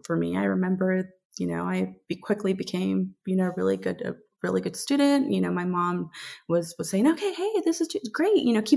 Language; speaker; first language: English; native; English